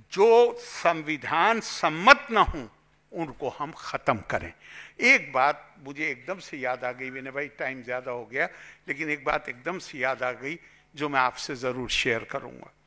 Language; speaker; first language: Hindi; native; Hindi